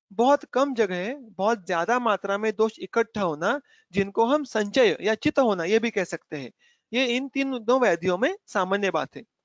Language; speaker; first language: Hindi; non-native, local second language; Marathi